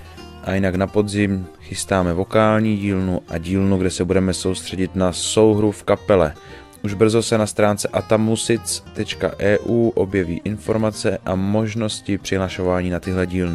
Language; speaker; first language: Czech; native; Czech